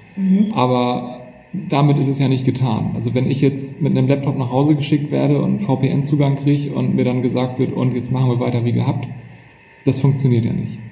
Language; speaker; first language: German; native; German